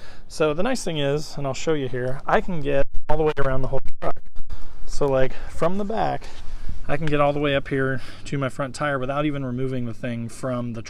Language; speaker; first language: English; native; English